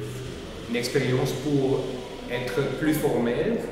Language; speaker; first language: French; non-native, learner; German